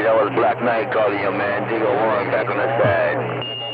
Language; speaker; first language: English; native; English